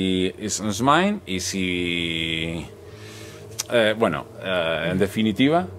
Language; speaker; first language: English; non-native, learner; Spanish